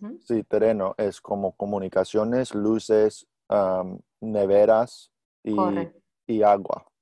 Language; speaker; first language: Spanish; non-native, learner; English